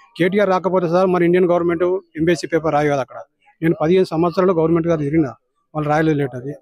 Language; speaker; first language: Telugu; native; Telugu